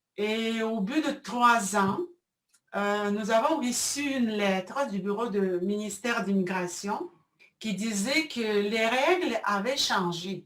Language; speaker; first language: French; non-native, fluent; Russian